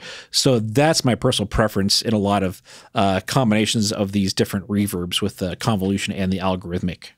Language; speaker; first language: English; native; English